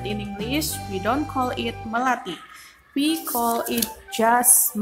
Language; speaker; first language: English; non-native, learner; Indonesian